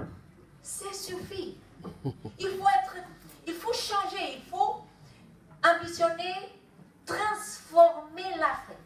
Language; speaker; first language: French; non-native, fluent; Kabuverdianu